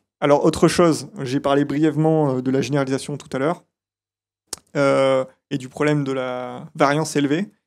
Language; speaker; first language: French; native; French